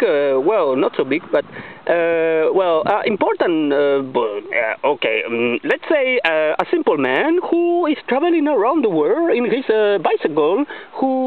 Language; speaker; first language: English; non-native, learner; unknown